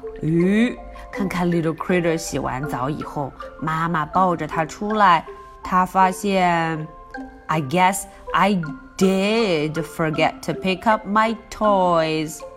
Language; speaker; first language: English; non-native, fluent; Chinese